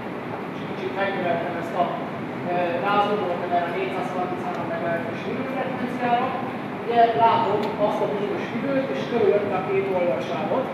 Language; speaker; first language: Hungarian; native; Hungarian